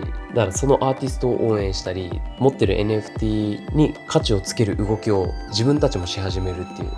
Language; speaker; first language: Japanese; native; Japanese